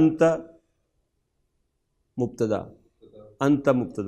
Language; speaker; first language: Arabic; non-native, fluent; Urdu